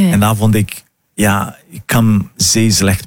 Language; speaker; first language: Dutch; non-native, fluent; Portuguese